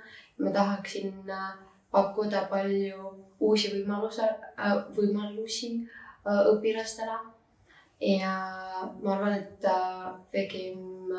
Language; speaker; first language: Estonian; non-native, local second language; Russian